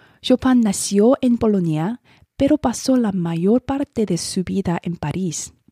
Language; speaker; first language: Spanish; non-native, learner; Korean